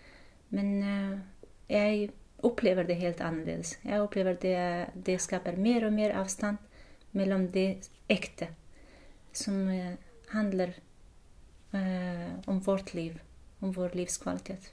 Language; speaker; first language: Norwegian; non-native, fluent; Kurdish